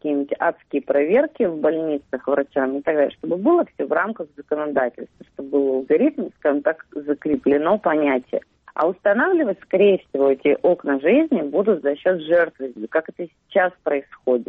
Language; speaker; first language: Russian; native; Russian